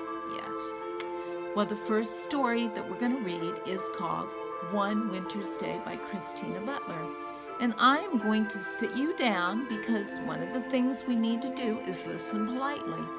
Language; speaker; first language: English; native; English